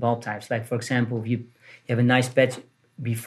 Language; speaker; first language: English; non-native, fluent; Dutch